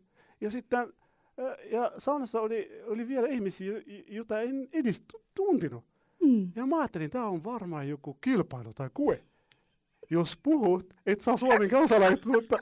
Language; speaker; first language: Finnish; non-native, learner; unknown